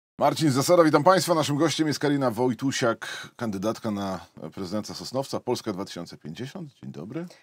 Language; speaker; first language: Polish; native; Polish